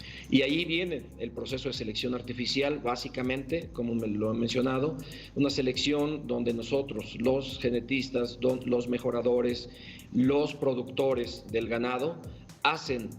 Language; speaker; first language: Spanish; native; Spanish